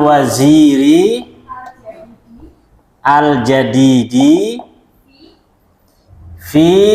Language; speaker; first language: Arabic; non-native, fluent; Indonesian